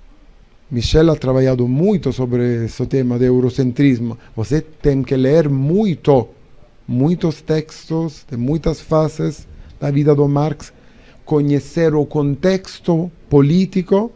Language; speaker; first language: Portuguese; non-native, learner; Italian